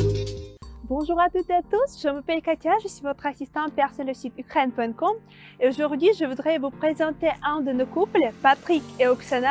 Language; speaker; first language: French; non-native, fluent; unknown